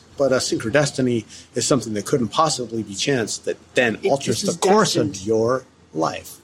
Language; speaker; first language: English; early bilingual, other home language; Russian